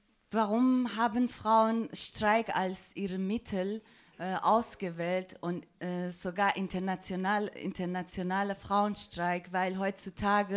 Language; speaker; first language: German; non-native, fluent; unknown